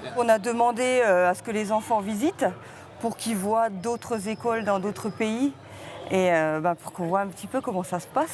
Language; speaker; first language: French; native; French